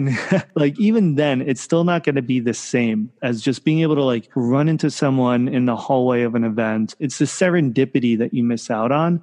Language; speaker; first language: English; native; English